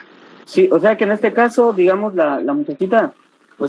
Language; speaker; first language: Spanish; native; Spanish